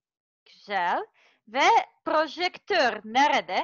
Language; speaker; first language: Turkish; non-native, learner; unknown